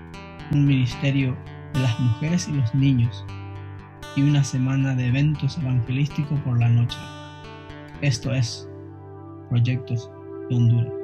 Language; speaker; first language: Spanish; non-native, fluent; English